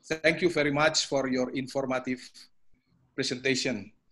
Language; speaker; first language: English; non-native, learner; Indonesian